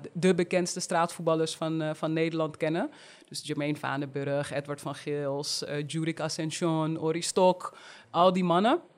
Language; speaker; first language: Dutch; native; Dutch